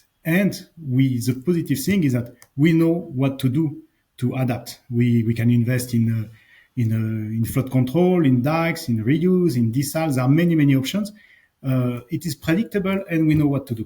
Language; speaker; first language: English; non-native, fluent; French